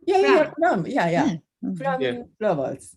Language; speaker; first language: English; non-native, learner; Japanese